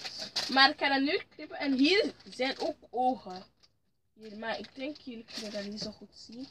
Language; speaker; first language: Dutch; early bilingual, other home language; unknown